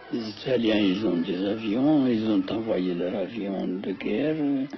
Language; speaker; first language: French; non-native, fluent; Amharic